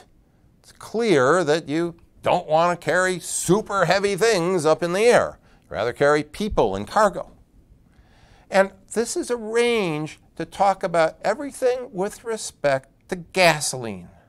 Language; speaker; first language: English; native; English